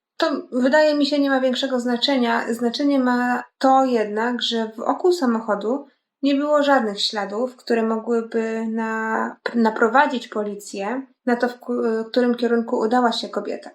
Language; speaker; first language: Polish; native; Polish